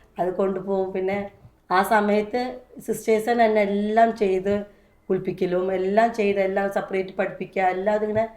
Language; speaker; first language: Malayalam; native; Malayalam